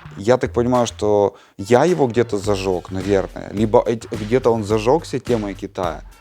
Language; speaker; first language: Russian; native; Russian